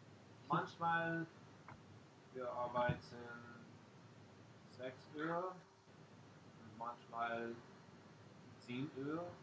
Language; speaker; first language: German; non-native, learner; English